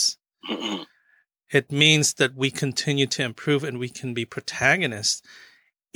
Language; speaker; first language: English; native; English